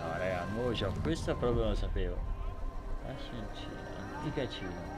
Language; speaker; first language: Italian; native; Italian